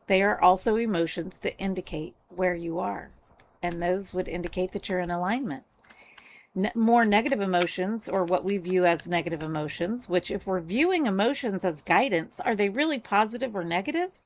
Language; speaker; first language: English; native; English